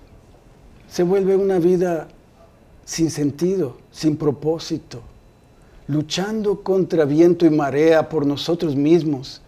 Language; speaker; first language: Spanish; native; Spanish